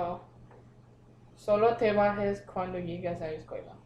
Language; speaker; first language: Spanish; non-native, learner; English